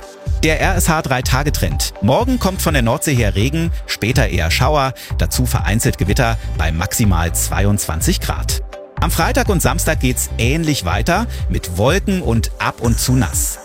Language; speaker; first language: German; native; German